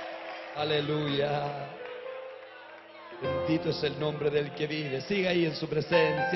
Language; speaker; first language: Spanish; native; Spanish